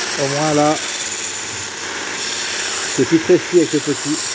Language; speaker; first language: French; native; French